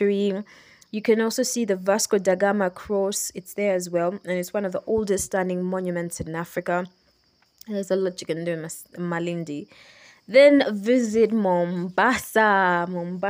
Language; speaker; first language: English; non-native, local second language; Ganda